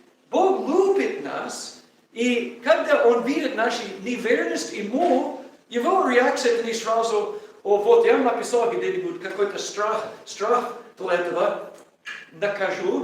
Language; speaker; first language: Russian; non-native, learner; English